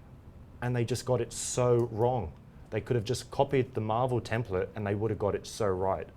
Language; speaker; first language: English; native; English